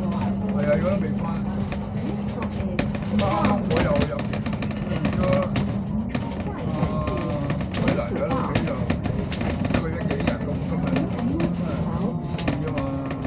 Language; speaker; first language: Cantonese; native; Cantonese